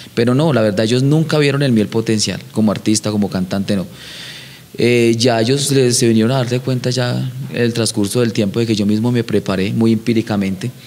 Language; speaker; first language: Spanish; native; Spanish